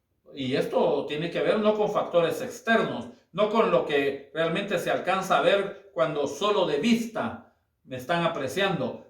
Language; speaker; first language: Spanish; native; Spanish